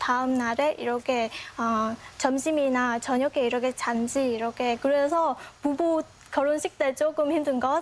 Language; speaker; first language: Korean; non-native, fluent; Vietnamese